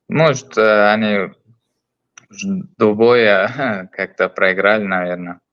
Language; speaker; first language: Russian; non-native, learner; Uzbek